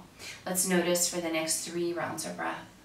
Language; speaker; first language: English; native; English